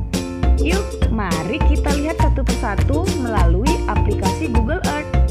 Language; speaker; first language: Indonesian; native; Indonesian